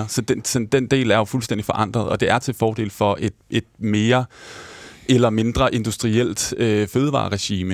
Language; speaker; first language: Danish; native; Danish